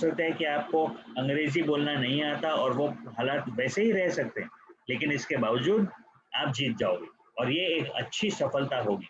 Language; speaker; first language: Hindi; native; Hindi